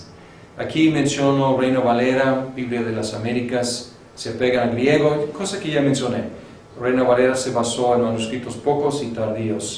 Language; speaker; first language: Spanish; non-native, fluent; English